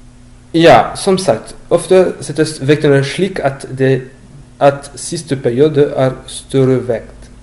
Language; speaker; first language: Norwegian; non-native, fluent; French